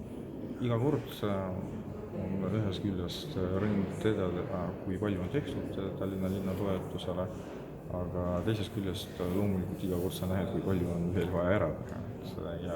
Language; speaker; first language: Estonian; non-native, local second language; Russian